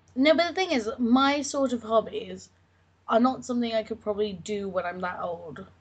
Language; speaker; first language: English; native; English